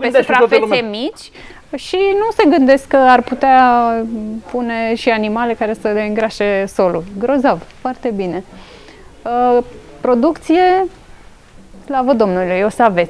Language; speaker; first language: Romanian; native; Romanian